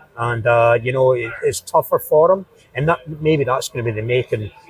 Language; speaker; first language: English; native; English